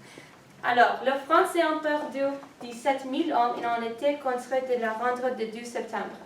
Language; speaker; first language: French; non-native, learner; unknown